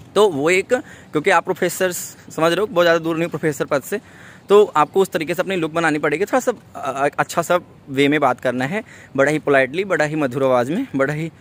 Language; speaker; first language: Hindi; native; Hindi